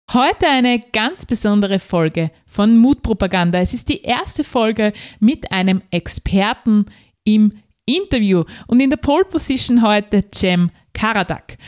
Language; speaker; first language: German; native; German